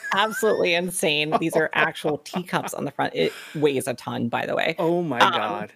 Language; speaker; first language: English; native; English